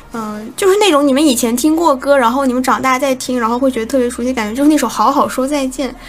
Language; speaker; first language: Chinese; native; Chinese